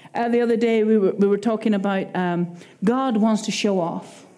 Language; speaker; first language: English; native; English